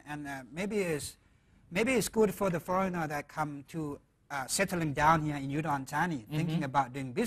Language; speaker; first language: English; non-native, fluent; Thai